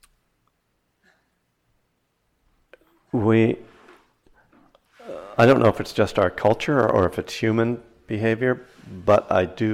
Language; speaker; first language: English; native; English